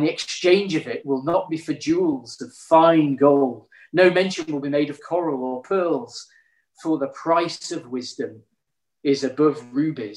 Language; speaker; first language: English; native; English